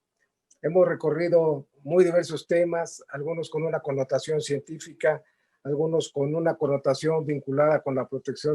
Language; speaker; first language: Spanish; native; Spanish